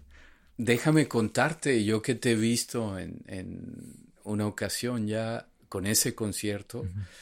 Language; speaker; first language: Spanish; native; Spanish